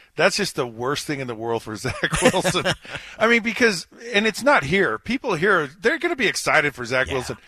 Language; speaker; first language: English; native; English